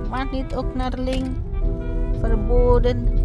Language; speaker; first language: Dutch; non-native, learner; Indonesian